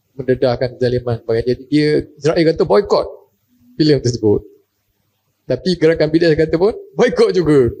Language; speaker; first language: Malay; native; Malay